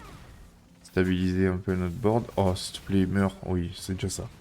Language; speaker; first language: French; native; French